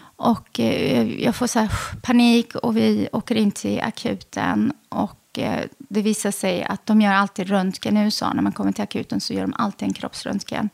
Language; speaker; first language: Swedish; early bilingual, other home language; Arabic